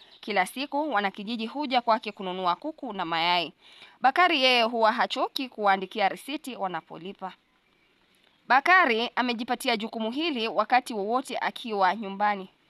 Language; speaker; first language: Swahili; non-native, local second language; Gusii